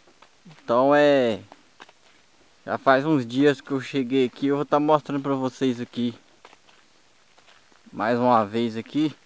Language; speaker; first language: Portuguese; native; Portuguese